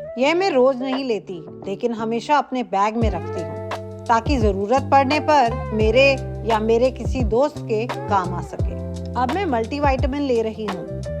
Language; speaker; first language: Hindi; non-native, local second language; Bangla